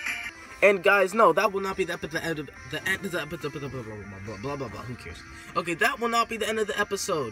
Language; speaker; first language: English; native; English